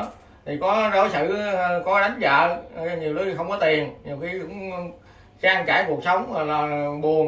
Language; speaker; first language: Vietnamese; native; Vietnamese